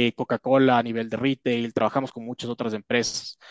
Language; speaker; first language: Spanish; native; Spanish